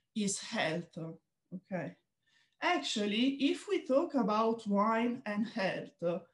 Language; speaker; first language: English; non-native, fluent; Italian